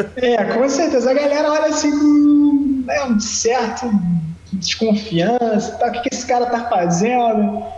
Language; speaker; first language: Portuguese; native; Portuguese